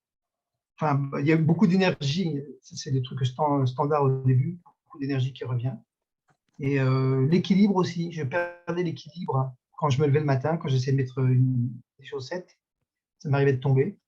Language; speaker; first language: French; native; French